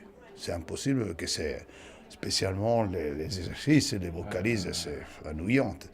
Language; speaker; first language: French; non-native, fluent; Italian